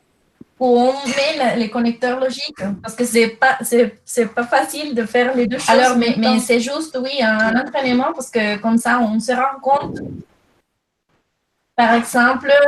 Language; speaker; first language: French; non-native, fluent; Spanish